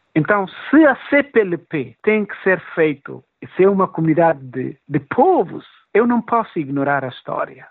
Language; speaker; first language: Portuguese; non-native, local second language; Upper Guinea Crioulo